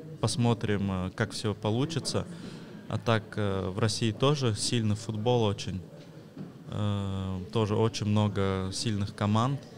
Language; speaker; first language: Russian; early bilingual, heritage; Russian